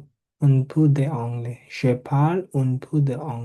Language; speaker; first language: French; non-native, learner; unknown